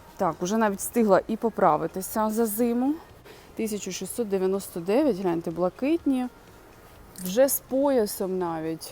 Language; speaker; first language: Ukrainian; non-native, local second language; Russian